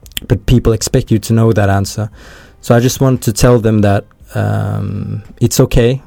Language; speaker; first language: English; early bilingual, other home language; Norwegian